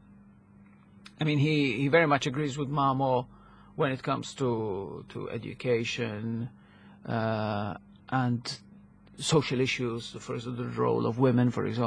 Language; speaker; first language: English; non-native, local second language; Maltese